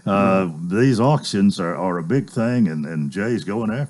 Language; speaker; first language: English; native; English